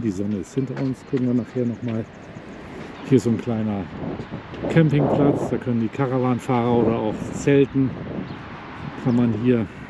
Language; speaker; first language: German; native; German